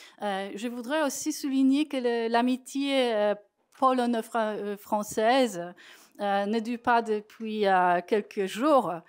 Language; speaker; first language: French; non-native, fluent; Polish